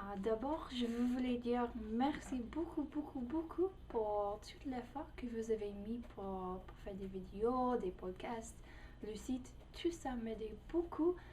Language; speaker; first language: French; non-native, fluent; English